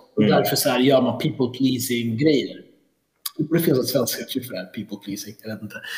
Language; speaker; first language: Swedish; early bilingual, other home language; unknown